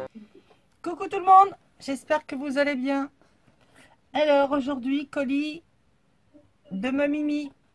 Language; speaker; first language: French; native; French